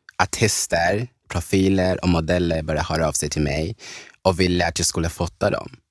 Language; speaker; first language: Swedish; early bilingual, other home language; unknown